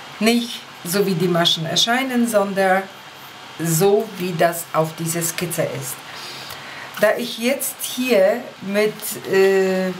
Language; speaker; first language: German; non-native, fluent; Polish